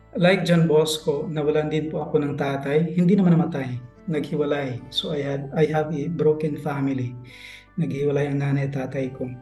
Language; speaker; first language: Filipino; non-native, local second language; Waray